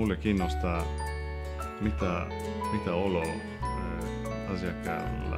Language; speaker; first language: Finnish; non-native, learner; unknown